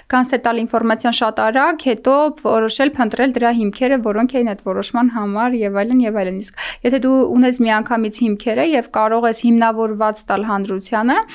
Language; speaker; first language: Armenian; native; Armenian